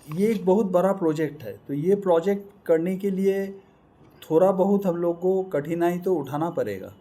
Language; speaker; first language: Hindi; non-native, local second language; Bangla